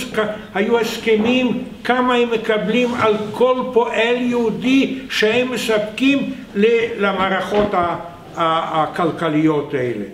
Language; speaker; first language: Hebrew; non-native, fluent; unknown